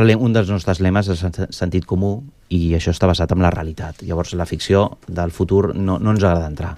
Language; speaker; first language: Catalan; non-native, local second language; Spanish